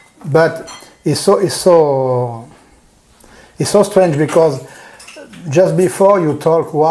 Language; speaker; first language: English; non-native, learner; French